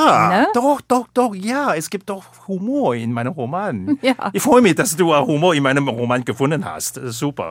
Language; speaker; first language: German; non-native, fluent; Chinese